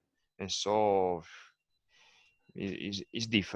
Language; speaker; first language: English; non-native, learner; Italian